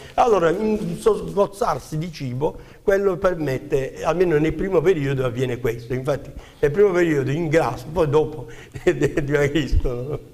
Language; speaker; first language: Italian; native; Italian